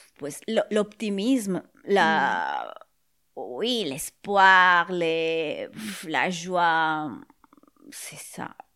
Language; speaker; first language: French; non-native, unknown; Spanish